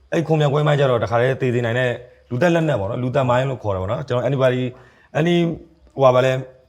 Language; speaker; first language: Burmese; native; Burmese